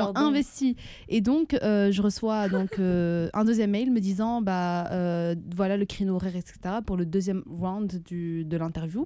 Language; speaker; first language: French; native; French